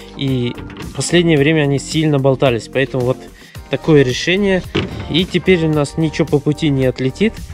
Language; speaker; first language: Russian; early bilingual, heritage; Russian